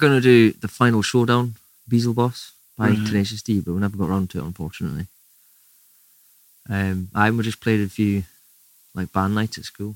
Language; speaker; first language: English; native; English